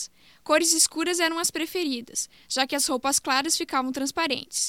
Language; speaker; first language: Portuguese; native; Portuguese